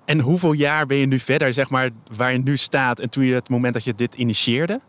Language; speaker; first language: Dutch; native; Dutch